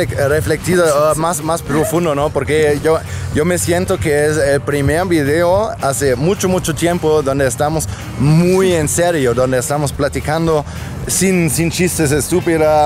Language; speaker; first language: Spanish; non-native, fluent; German